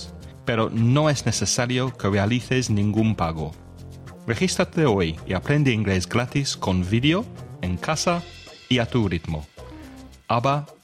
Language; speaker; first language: Spanish; non-native, fluent; English